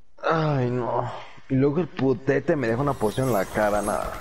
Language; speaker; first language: Spanish; native; Spanish